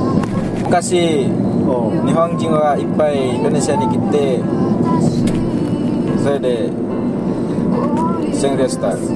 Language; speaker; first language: Japanese; non-native, fluent; Indonesian